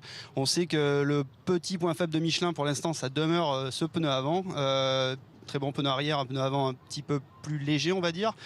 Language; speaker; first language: French; native; French